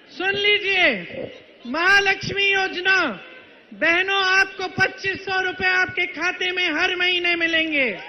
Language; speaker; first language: Hindi; native; Hindi